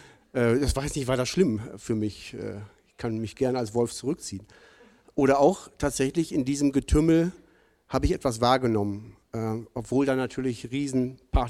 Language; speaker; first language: German; native; German